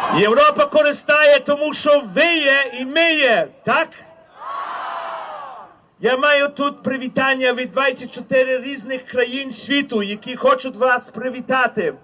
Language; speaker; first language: Ukrainian; early bilingual, heritage; Ukrainian